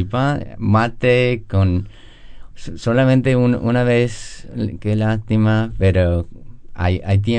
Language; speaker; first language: Spanish; non-native, learner; English